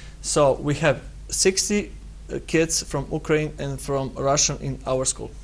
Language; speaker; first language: English; non-native, learner; Serbian